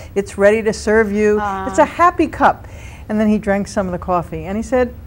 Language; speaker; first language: English; native; English